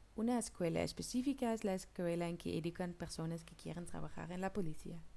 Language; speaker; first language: Spanish; non-native, learner; Dutch